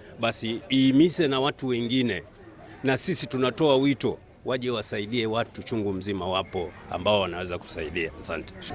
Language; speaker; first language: Swahili; native; Swahili